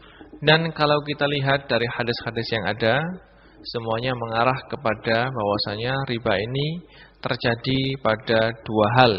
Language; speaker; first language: Indonesian; native; Indonesian